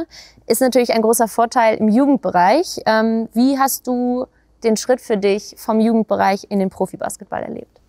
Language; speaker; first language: German; native; German